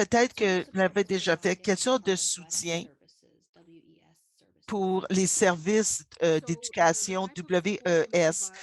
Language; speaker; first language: French; non-native, fluent; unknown